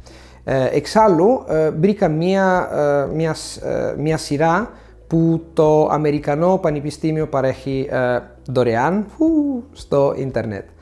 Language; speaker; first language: Greek; non-native, fluent; Italian